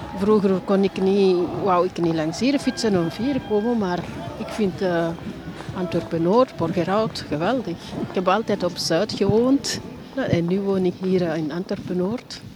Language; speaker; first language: Dutch; non-native, fluent; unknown